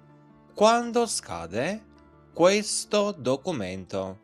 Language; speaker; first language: Italian; non-native, fluent; Albanian